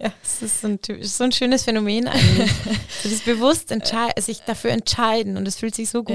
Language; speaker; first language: German; native; German